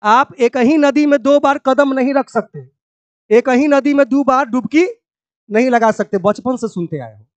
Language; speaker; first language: Hindi; native; Hindi